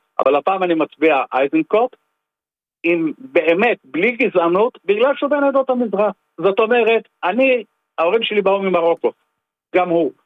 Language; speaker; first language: Hebrew; native; Hebrew